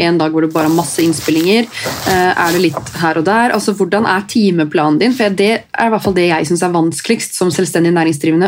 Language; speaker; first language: Norwegian; native; Norwegian